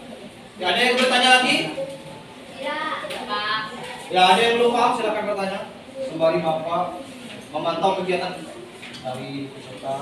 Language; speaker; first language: Indonesian; native; Indonesian